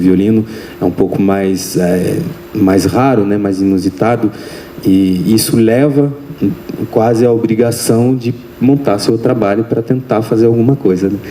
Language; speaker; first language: Portuguese; non-native, fluent; French